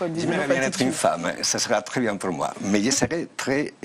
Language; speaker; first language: French; non-native, fluent; Spanish